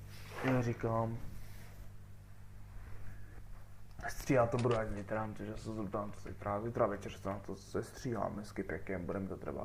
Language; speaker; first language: Czech; native; Czech